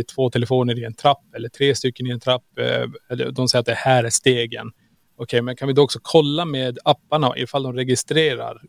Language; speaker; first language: Swedish; native; Swedish